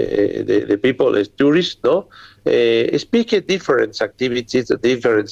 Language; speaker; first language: English; non-native, learner; Spanish